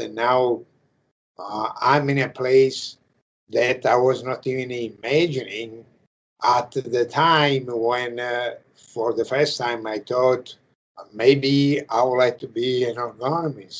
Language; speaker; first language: English; non-native, fluent; Italian